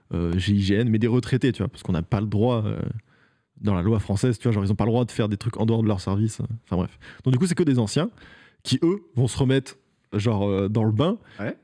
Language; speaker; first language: French; native; French